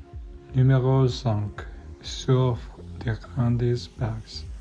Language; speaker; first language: French; non-native, learner; Spanish